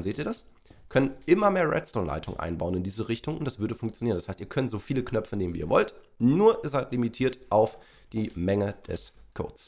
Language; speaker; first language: German; native; German